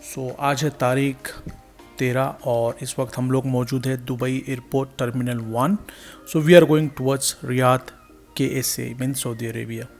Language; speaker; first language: Hindi; native; Hindi